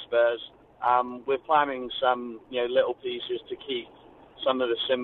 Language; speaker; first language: English; native; English